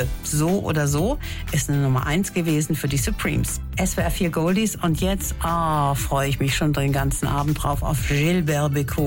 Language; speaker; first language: German; native; German